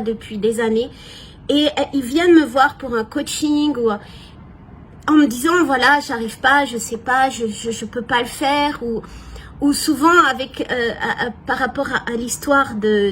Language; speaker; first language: French; native; French